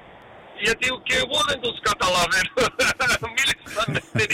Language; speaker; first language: Greek; early bilingual, heritage; Greek